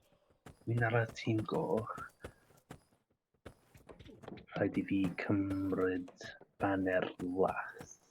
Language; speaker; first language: Welsh; non-native, learner; English